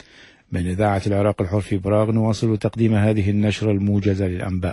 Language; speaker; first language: Arabic; native; Arabic